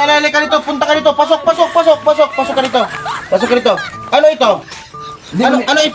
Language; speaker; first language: Filipino; non-native, local second language; Cebuano